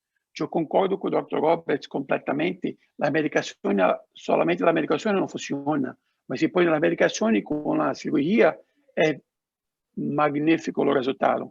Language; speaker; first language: Spanish; non-native, learner; Portuguese